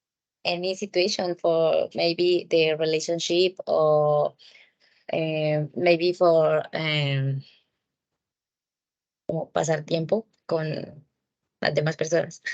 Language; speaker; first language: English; non-native, learner; Spanish